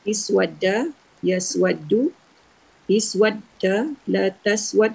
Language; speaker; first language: Arabic; non-native, learner; Malay